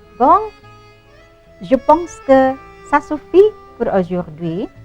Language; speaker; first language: French; non-native, fluent; Indonesian